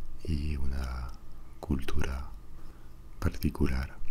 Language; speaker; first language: Spanish; non-native, fluent; French